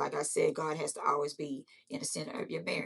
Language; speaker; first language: English; native; English